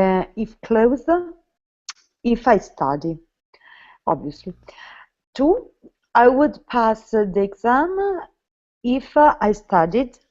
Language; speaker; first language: English; non-native, learner; Italian